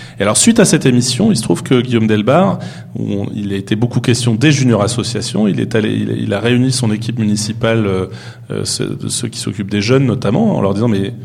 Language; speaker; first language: French; native; French